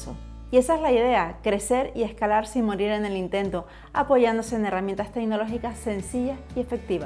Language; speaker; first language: Spanish; native; Spanish